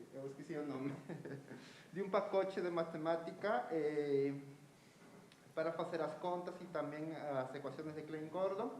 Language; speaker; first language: Portuguese; non-native, learner; Spanish